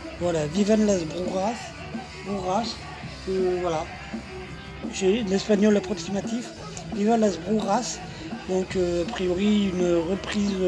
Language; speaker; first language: French; native; French